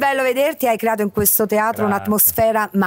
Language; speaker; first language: Italian; native; Italian